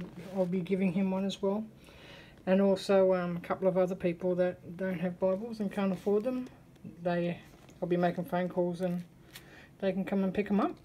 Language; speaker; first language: English; native; English